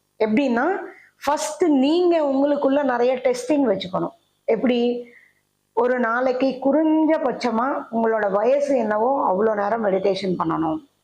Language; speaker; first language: Tamil; native; Tamil